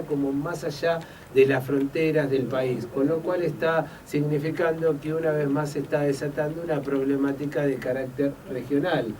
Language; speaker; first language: Spanish; native; Spanish